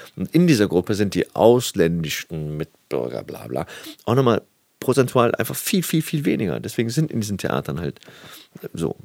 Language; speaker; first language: German; native; German